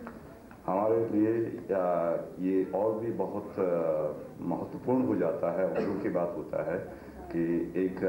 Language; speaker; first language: Hindi; native; Hindi